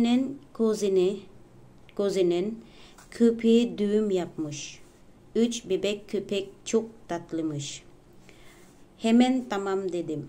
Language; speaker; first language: Turkish; non-native, learner; Filipino